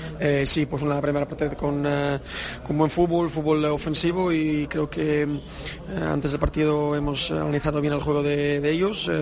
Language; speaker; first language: Spanish; early bilingual, heritage; Spanish